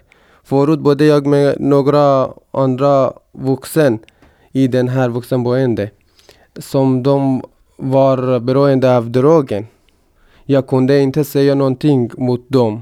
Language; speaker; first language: Swedish; non-native, fluent; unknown